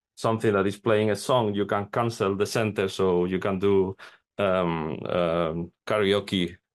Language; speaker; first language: English; non-native, fluent; Spanish